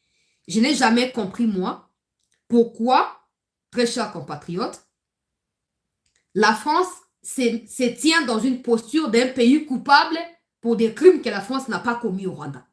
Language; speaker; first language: French; non-native, local second language; Lingala